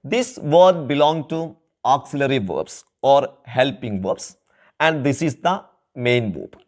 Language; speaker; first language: English; non-native, local second language; Malayalam